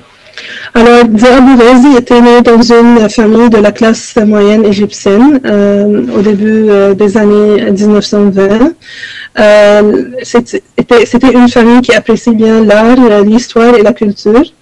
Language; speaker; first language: French; non-native, fluent; Arabic